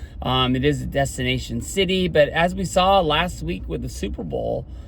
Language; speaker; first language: English; native; English